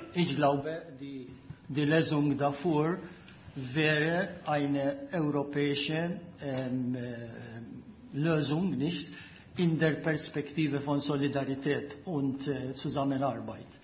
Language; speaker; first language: German; non-native, fluent; Maltese